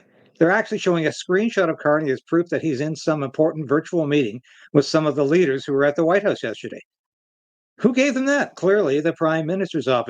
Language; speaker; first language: English; native; English